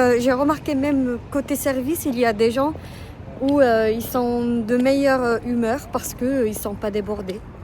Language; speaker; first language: French; non-native, local second language; Arabic